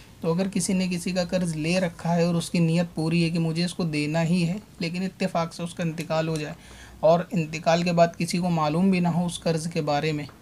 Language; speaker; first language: Urdu; native; Urdu